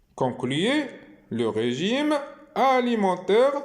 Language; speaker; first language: French; non-native, local second language; Arabic